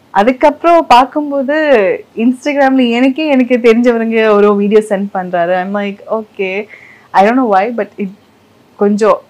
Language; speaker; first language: Tamil; non-native, learner; Malayalam